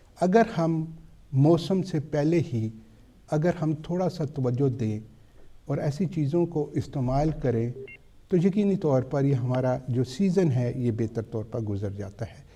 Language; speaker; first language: Urdu; native; Urdu